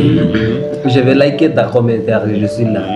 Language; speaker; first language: French; non-native, learner; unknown